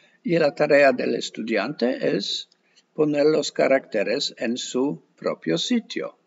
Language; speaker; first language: Spanish; non-native, fluent; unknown